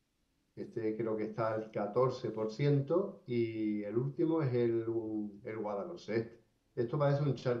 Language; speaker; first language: Spanish; native; Spanish